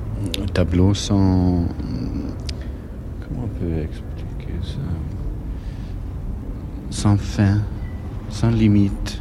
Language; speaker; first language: French; non-native, fluent; German